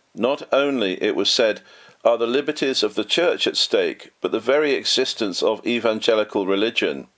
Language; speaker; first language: English; native; English